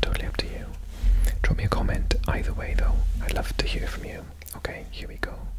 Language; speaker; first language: English; native; English